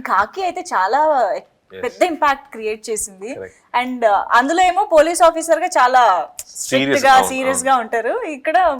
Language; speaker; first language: Telugu; native; Telugu